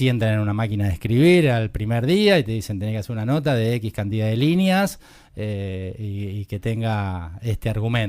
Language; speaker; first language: Spanish; native; Spanish